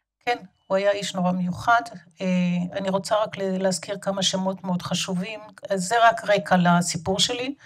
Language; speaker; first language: Hebrew; native; Hebrew